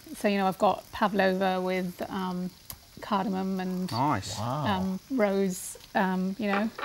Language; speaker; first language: English; non-native, local second language; Gujarati